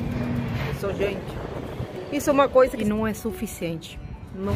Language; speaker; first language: Portuguese; non-native, fluent; Spanish